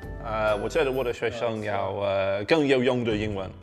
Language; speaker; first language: Chinese; non-native, learner; English